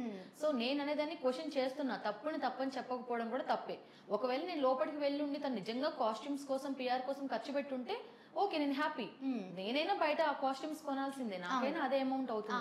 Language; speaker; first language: Telugu; native; Telugu